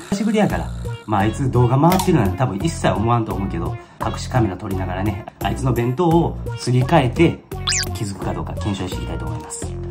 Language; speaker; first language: Japanese; native; Japanese